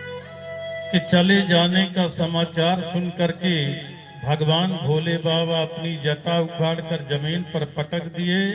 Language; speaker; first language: Hindi; native; Hindi